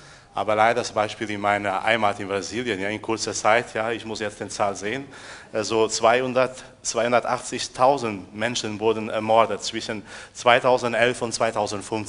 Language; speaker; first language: German; non-native, fluent; Portuguese